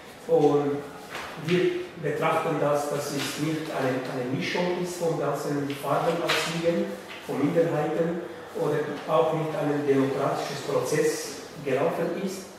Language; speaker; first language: German; non-native, fluent; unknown